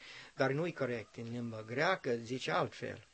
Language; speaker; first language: Romanian; non-native, learner; English